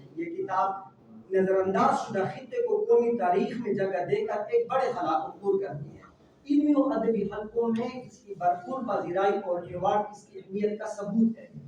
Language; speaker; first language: Urdu; non-native, local second language; Pashto